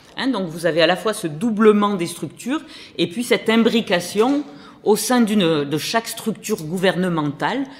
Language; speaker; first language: French; native; French